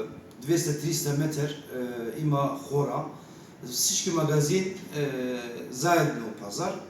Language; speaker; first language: Bulgarian; non-native, learner; Turkish